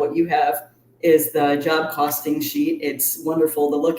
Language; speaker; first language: English; native; English